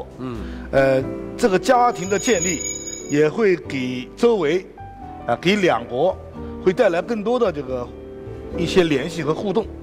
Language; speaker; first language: Chinese; native; Chinese